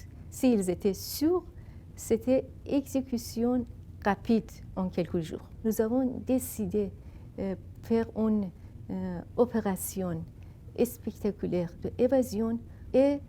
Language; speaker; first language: French; non-native, fluent; Persian